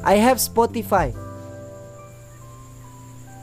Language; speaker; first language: English; non-native, learner; Indonesian